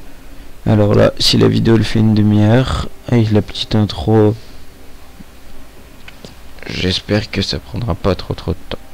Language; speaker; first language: French; native; French